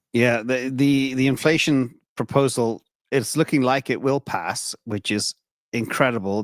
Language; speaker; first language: English; native; English